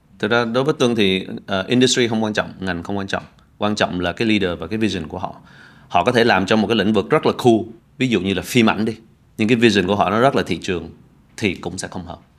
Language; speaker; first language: Vietnamese; early bilingual, heritage; Vietnamese